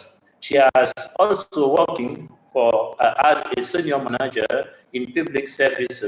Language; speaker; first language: English; non-native, learner; French